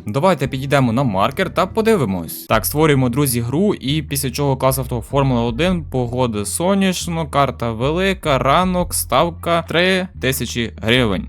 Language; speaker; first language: Ukrainian; native; Ukrainian